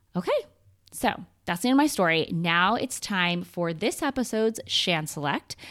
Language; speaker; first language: English; native; English